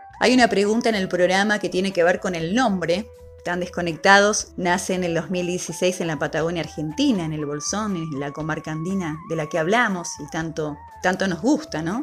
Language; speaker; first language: Spanish; native; Spanish